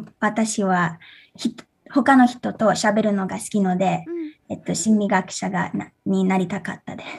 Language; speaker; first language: Japanese; early bilingual, heritage; English